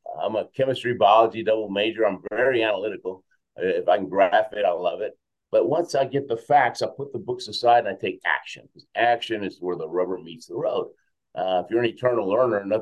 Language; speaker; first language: English; early bilingual, other home language; Spanish